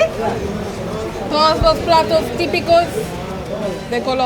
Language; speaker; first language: Spanish; non-native, fluent; English